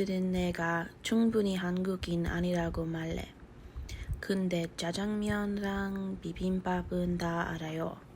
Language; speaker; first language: Korean; early bilingual, heritage; English